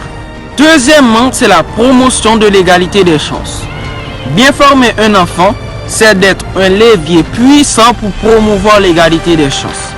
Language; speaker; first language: French; non-native, local second language; Haitian Creole